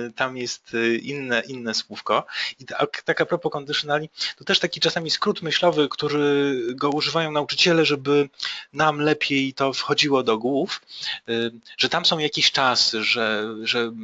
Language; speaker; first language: Polish; native; Polish